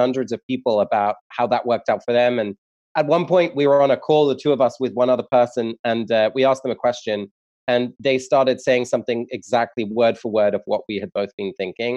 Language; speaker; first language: English; native; English